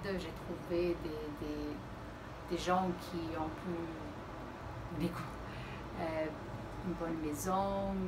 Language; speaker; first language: French; early bilingual, heritage; Portuguese